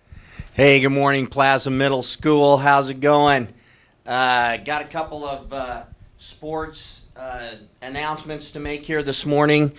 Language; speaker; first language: English; native; English